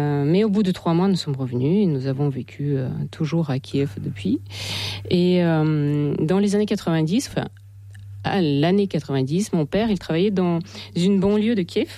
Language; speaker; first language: French; non-native, fluent; Russian